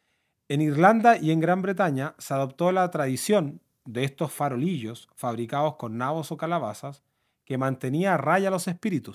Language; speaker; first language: Spanish; native; Spanish